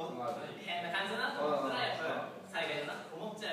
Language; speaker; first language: Japanese; native; Japanese